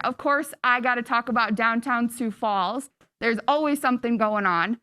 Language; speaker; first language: English; native; English